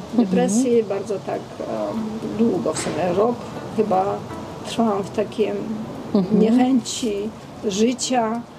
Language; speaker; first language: Polish; non-native, fluent; Armenian